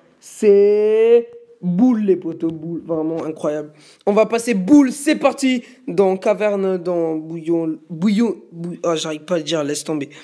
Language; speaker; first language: French; native; French